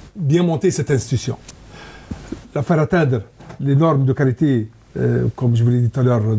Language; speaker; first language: French; non-native, local second language; Arabic